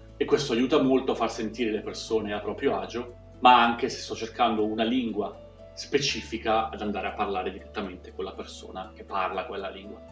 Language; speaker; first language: Italian; native; Italian